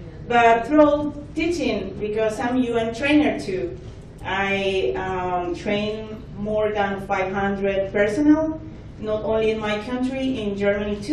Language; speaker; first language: English; non-native, fluent; Spanish